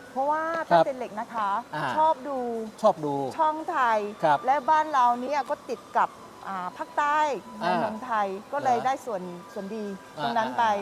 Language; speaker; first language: Thai; non-native, fluent; Malay